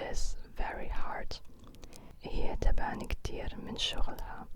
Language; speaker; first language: Arabic; non-native, learner; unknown